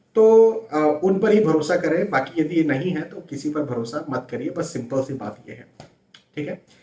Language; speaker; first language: Hindi; native; Hindi